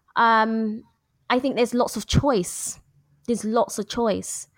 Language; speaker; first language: English; native; English